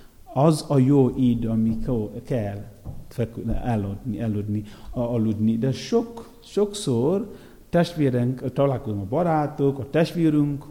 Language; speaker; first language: Hungarian; non-native, fluent; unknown